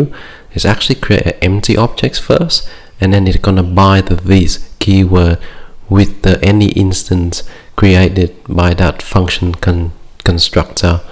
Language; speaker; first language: English; non-native, fluent; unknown